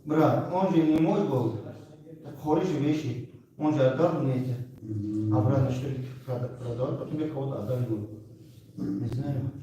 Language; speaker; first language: Russian; non-native, local second language; Tajik